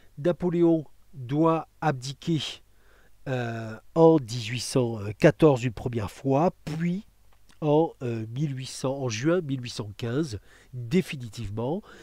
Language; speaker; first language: French; native; French